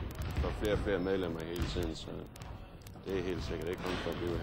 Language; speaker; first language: Danish; native; Danish